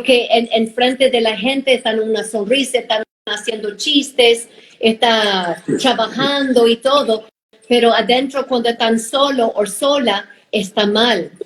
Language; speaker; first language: Spanish; non-native, fluent; English